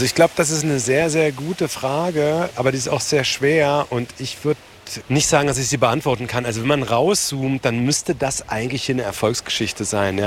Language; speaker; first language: German; native; German